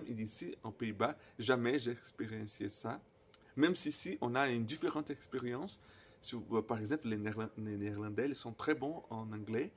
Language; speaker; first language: French; non-native, fluent; Portuguese